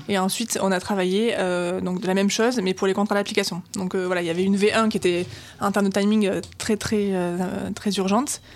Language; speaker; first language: French; native; French